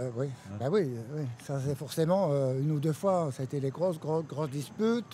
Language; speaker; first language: French; native; French